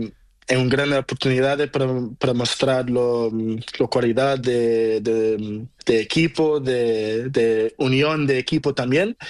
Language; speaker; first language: Spanish; non-native, learner; Portuguese